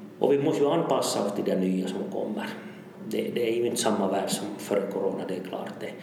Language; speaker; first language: Swedish; native; Swedish